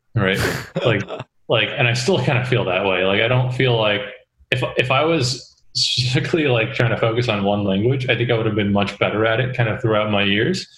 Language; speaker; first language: English; early bilingual, other home language; Korean